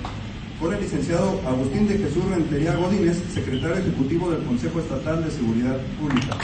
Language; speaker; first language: Spanish; native; Spanish